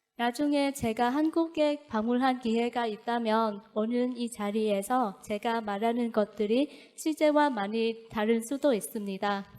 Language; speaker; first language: Korean; non-native, fluent; Vietnamese